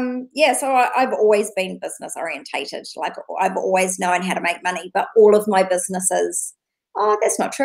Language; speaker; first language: English; native; English